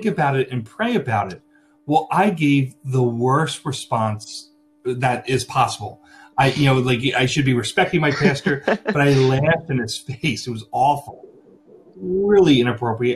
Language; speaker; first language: English; native; English